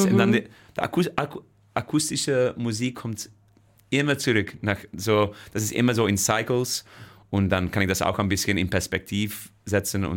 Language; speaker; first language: German; non-native, fluent; Dutch